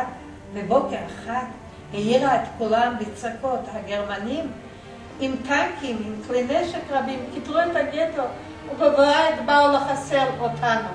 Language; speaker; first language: Hebrew; non-native, fluent; Yiddish